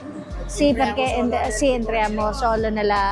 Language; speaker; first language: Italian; non-native, learner; Filipino